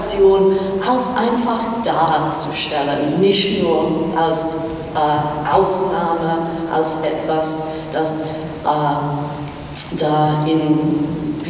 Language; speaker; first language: German; non-native, fluent; English